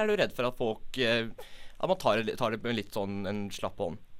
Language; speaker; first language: Norwegian; native; Norwegian